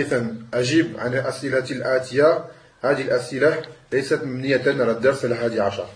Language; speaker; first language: Arabic; non-native, fluent; French